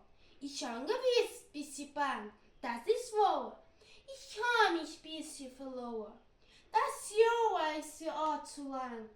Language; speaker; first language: German; early bilingual, heritage; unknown